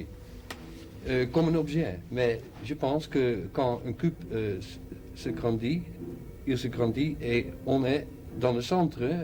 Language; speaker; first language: French; non-native, learner; Dutch